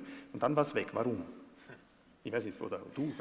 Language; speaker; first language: German; native; German